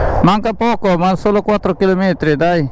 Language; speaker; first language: Italian; non-native, learner; Bangla